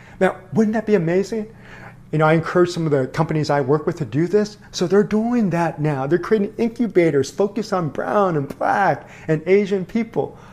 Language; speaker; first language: English; early bilingual, other home language; Korean